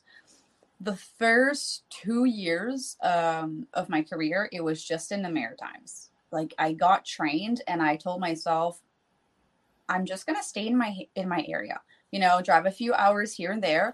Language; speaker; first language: English; non-native, fluent; French